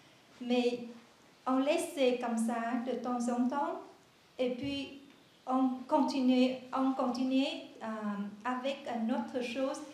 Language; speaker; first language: French; non-native, learner; Vietnamese